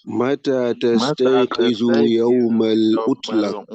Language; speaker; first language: Arabic; non-native, learner; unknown